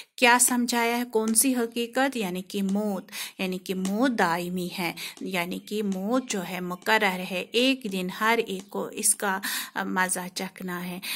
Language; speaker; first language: Urdu; non-native, local second language; Kashmiri